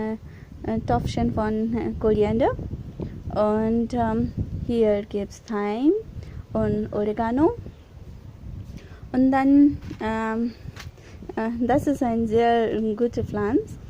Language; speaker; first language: German; non-native, learner; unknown